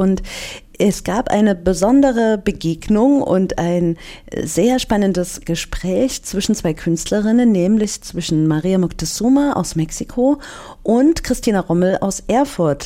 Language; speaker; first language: German; native; German